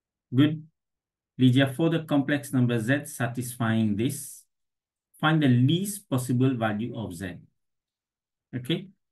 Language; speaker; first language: English; non-native, local second language; Morisyen